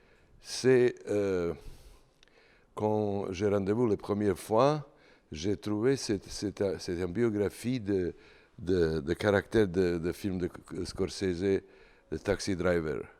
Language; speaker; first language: French; non-native, learner; Serbian